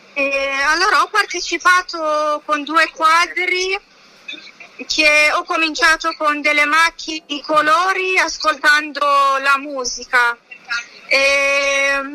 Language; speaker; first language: Italian; non-native, learner; Persian